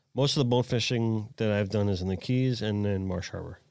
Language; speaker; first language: English; native; English